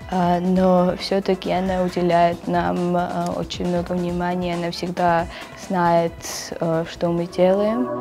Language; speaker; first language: Russian; non-native, local second language; Georgian